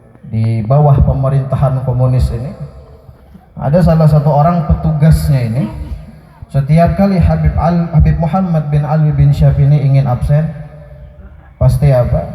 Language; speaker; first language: Indonesian; non-native, local second language; Banjar